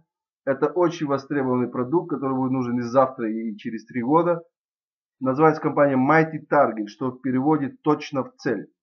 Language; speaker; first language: Russian; native; Russian